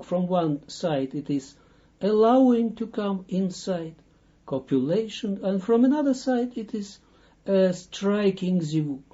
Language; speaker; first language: English; non-native, fluent; Dutch